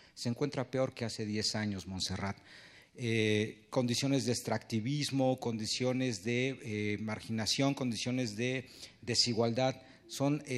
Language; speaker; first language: Spanish; non-native, local second language; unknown